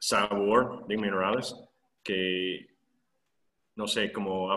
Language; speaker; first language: Spanish; non-native, fluent; English